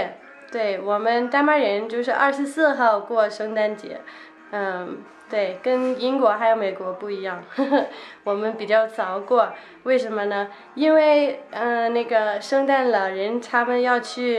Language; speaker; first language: Chinese; non-native, fluent; Danish